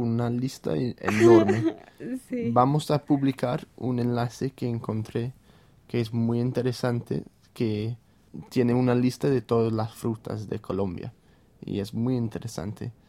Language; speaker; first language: Spanish; non-native, fluent; English